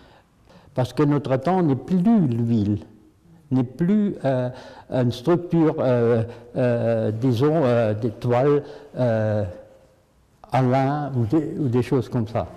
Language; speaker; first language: French; non-native, fluent; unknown